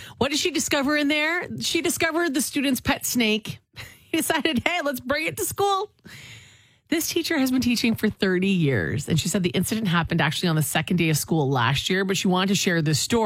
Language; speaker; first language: English; native; English